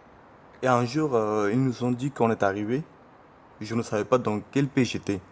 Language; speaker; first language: French; non-native, fluent; Bangla